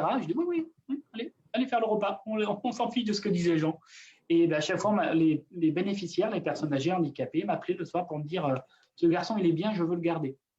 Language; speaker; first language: French; native; French